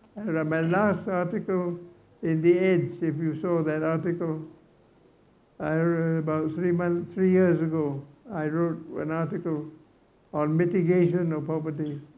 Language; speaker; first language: English; non-native, local second language; Malay